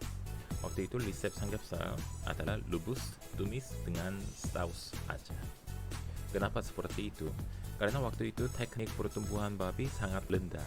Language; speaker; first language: Indonesian; non-native, fluent; Korean